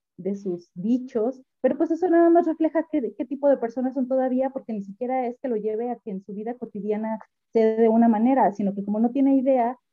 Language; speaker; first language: Spanish; native; Spanish